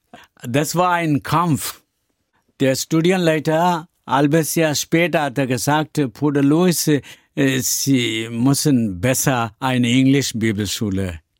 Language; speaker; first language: German; non-native, learner; Tamil